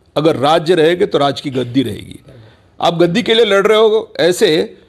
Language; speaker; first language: Hindi; non-native, local second language; Marathi